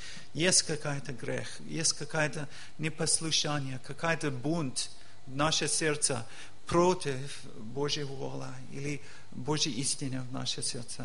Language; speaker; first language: Russian; non-native, learner; English